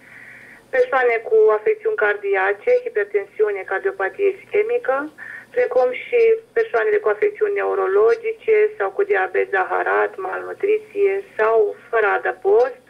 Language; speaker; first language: Romanian; native; Romanian